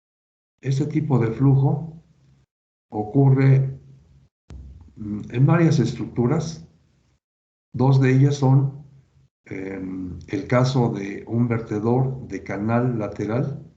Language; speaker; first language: Spanish; native; Spanish